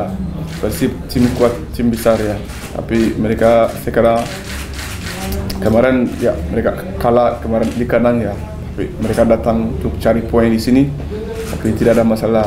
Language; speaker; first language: Indonesian; non-native, learner; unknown